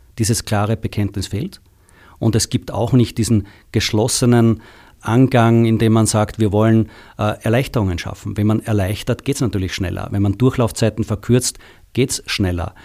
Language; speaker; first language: German; native; German